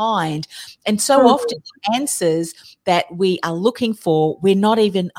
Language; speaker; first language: English; native; English